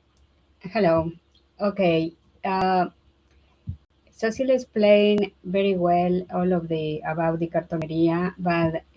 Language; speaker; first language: English; non-native, learner; Spanish